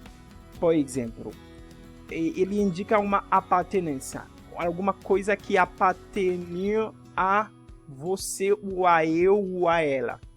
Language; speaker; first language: Portuguese; non-native, fluent; French